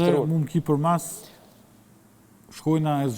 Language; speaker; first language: Albanian; native; Albanian